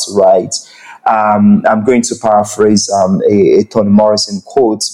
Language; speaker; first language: English; non-native, local second language; Igbo